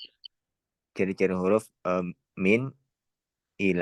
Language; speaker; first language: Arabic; non-native, learner; Indonesian